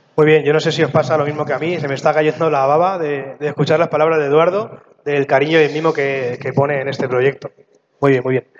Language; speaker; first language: Spanish; native; Spanish